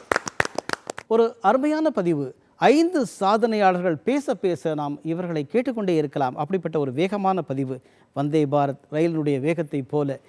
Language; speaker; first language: Tamil; native; Tamil